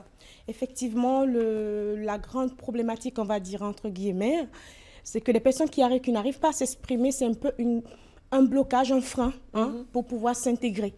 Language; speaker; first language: French; native; French